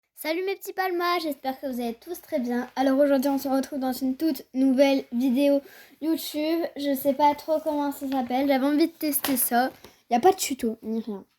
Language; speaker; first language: French; native; French